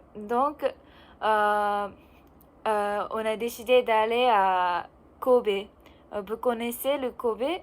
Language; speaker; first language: French; non-native, learner; Japanese